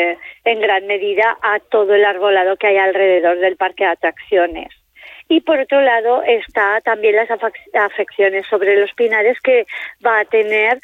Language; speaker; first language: Spanish; native; Spanish